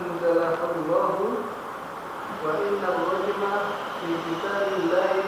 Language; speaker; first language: Arabic; non-native, learner; Indonesian